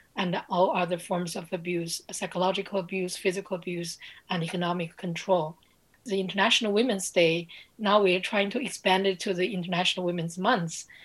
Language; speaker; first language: English; non-native, fluent; Chinese